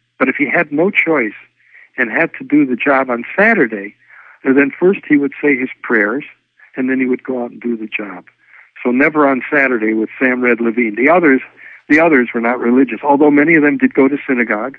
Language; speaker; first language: English; early bilingual, other home language; Yiddish